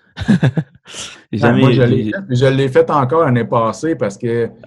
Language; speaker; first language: French; native; French